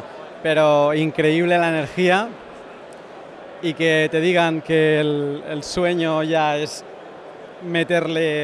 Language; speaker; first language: Spanish; native; Spanish